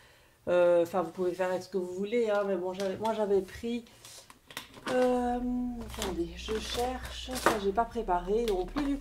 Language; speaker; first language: French; native; French